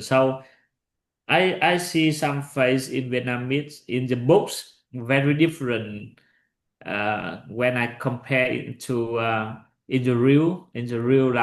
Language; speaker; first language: English; non-native, learner; Vietnamese